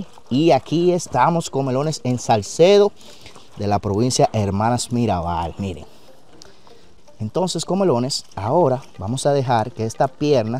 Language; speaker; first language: Spanish; native; Spanish